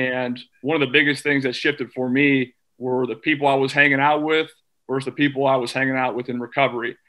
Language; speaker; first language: English; native; English